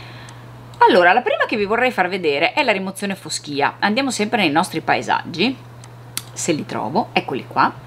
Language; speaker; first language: Italian; native; Italian